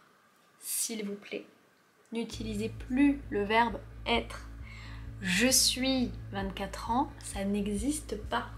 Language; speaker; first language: French; native; French